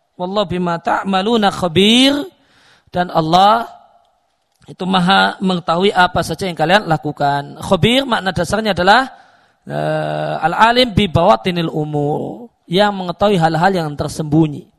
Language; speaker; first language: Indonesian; native; Indonesian